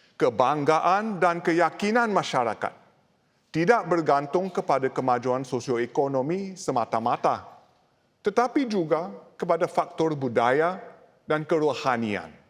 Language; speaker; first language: Malay; non-native, local second language; Chinese